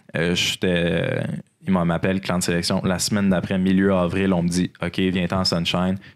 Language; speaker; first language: French; native; French